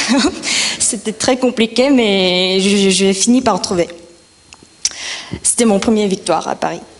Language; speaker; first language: French; non-native, fluent; Korean